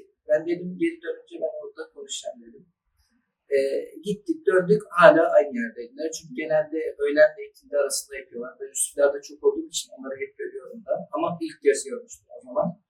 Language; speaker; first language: Turkish; early bilingual, other home language; Arabic